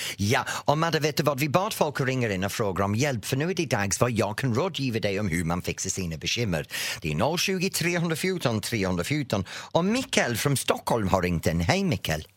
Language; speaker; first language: Swedish; non-native, fluent; English